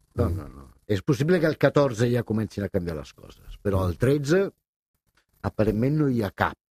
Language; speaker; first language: Catalan; non-native, fluent; Italian